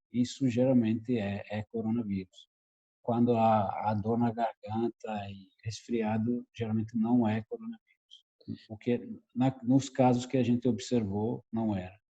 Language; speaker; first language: Portuguese; non-native, fluent; Italian